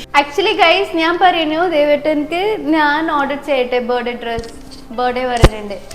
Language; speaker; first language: Malayalam; non-native, learner; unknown